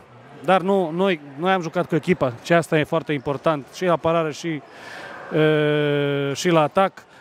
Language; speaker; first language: Romanian; non-native, fluent; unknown